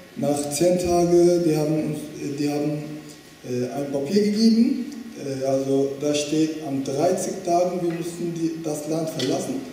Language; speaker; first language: German; non-native, learner; Somali